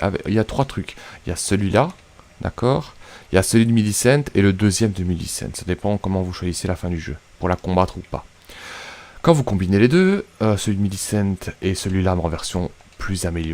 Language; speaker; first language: French; native; French